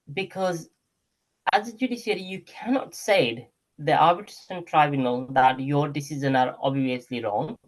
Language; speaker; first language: English; non-native, local second language; Nepali